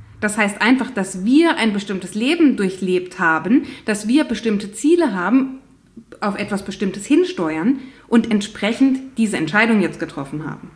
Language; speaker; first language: German; native; German